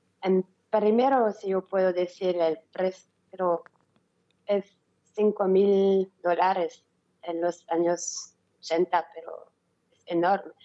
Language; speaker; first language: Spanish; non-native, learner; French